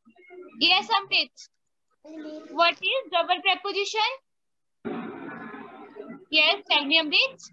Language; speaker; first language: English; non-native, local second language; Hindi